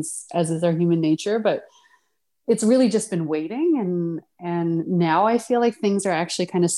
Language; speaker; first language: English; native; English